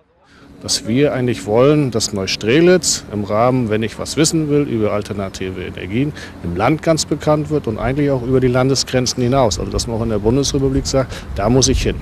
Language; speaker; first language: German; native; German